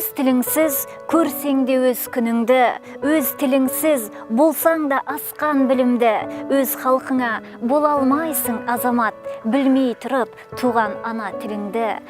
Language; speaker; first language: Kazakh; native; Kazakh